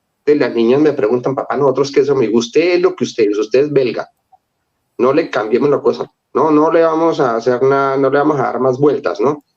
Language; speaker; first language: Spanish; native; Spanish